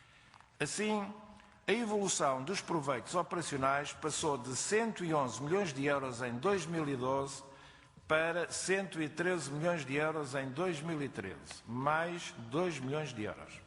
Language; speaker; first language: Portuguese; native; Portuguese